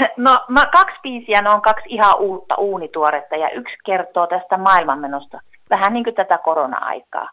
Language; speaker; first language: Finnish; early bilingual, heritage; Finnish